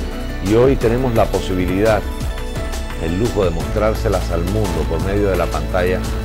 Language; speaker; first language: Spanish; native; Spanish